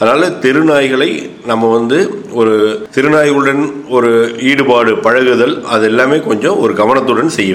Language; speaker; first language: Tamil; native; Tamil